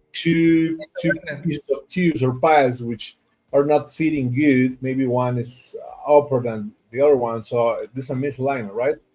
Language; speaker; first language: English; non-native, fluent; Spanish